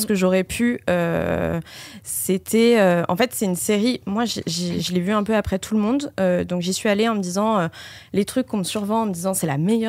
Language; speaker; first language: French; native; French